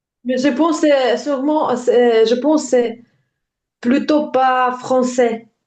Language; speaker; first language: French; non-native, learner; Ukrainian